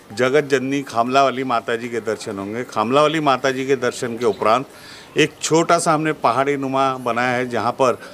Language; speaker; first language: Hindi; non-native, local second language; Sindhi